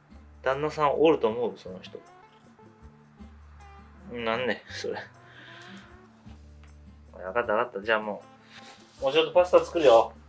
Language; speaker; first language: Japanese; native; Japanese